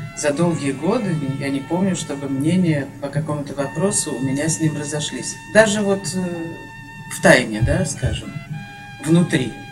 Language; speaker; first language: Russian; native; Russian